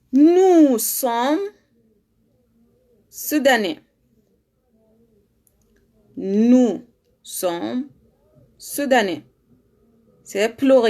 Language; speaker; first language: French; non-native, learner; Arabic